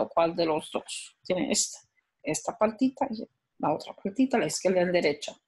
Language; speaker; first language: Spanish; early bilingual, heritage; Spanish